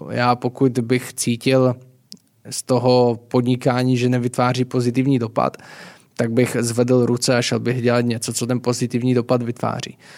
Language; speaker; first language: Czech; native; Czech